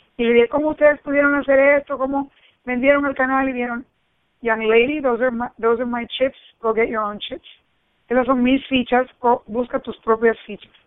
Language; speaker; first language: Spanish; early bilingual, heritage; Spanish